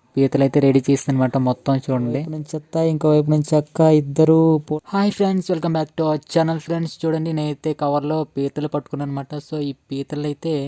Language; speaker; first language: Telugu; non-native, local second language; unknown